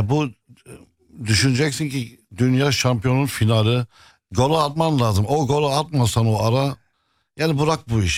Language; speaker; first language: Turkish; non-native, fluent; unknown